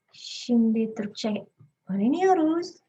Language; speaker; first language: Turkish; non-native, learner; Indonesian